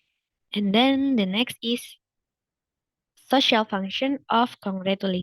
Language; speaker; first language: English; non-native, fluent; Indonesian